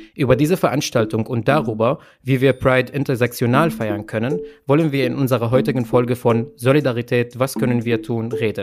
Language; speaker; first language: German; native; German